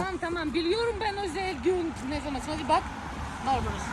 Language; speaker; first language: Turkish; non-native, learner; Russian